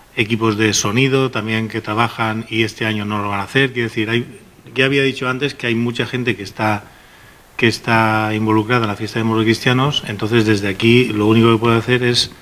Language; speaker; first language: Spanish; non-native, local second language; Catalan